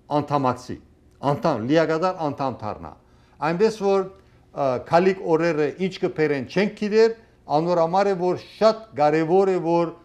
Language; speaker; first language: Armenian; early bilingual, heritage; Armenian